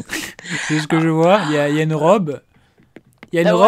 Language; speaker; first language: French; native; French